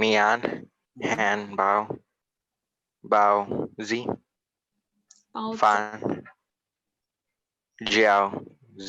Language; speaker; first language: Chinese; non-native, learner; English